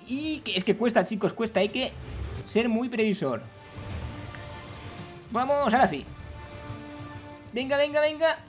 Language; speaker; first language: Spanish; native; Spanish